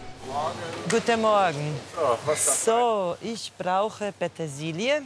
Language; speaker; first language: German; non-native, fluent; Croatian